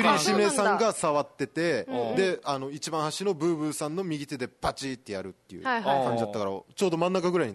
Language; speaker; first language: Japanese; native; Japanese